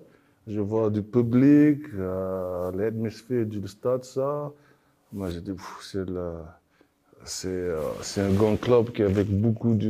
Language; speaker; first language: French; non-native, learner; English